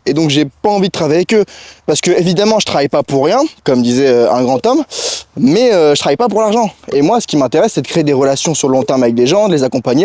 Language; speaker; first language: French; native; French